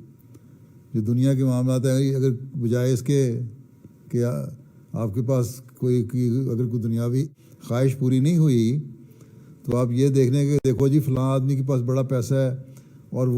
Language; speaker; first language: Urdu; native; Urdu